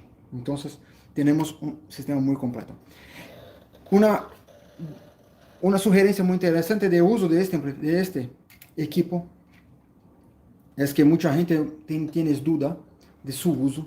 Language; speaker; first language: Spanish; non-native, fluent; Portuguese